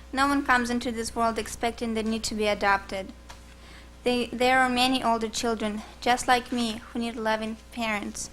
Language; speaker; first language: English; early bilingual, other home language; Russian